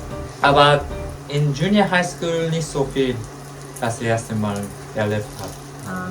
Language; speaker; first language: German; non-native, learner; Japanese